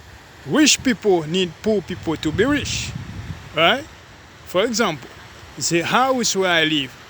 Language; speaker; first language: English; non-native, learner; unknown